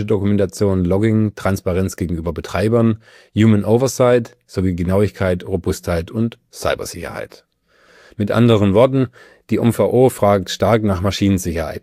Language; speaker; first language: German; native; German